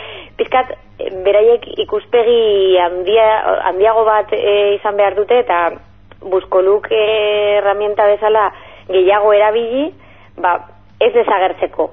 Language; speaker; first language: Basque; non-native, local second language; Spanish